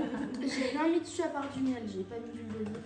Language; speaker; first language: French; native; French